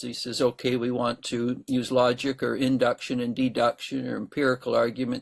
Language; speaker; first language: English; native; English